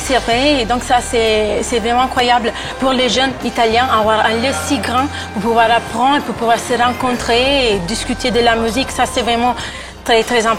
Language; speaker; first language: French; non-native, fluent; Italian